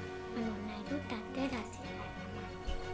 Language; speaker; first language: Basque; non-native, local second language; Spanish